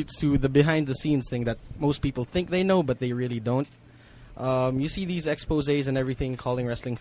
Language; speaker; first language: English; non-native, local second language; Hiligaynon